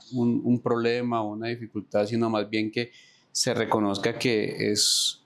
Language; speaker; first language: Spanish; native; Spanish